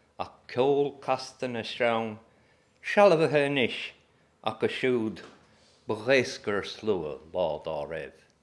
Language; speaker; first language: Irish; native; Irish